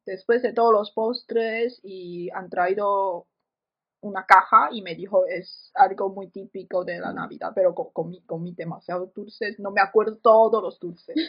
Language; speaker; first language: Spanish; non-native, fluent; Chinese